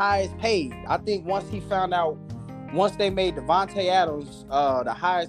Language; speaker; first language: English; native; English